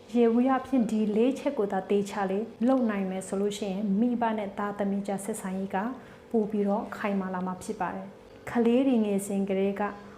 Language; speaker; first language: Burmese; non-native, local second language; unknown